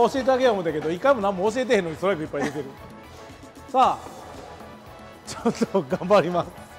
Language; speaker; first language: Japanese; native; Japanese